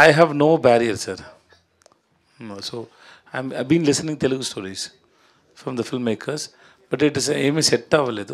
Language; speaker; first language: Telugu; non-native, learner; Tamil